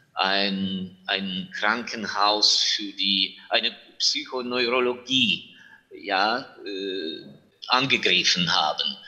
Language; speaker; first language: German; non-native, fluent; Ukrainian